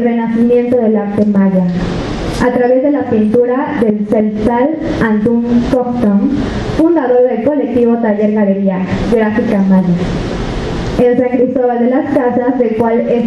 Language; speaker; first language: Spanish; native; Spanish